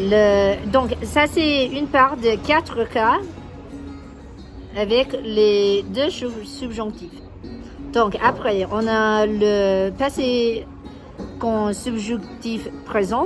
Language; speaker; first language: French; non-native, learner; English